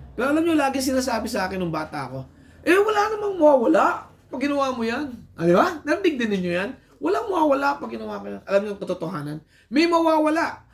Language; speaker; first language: Filipino; non-native, local second language; Iloko